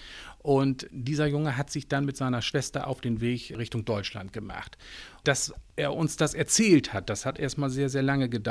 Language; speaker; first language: German; native; German